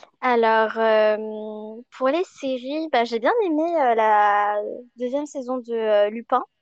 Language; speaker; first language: French; early bilingual, other home language; Chinese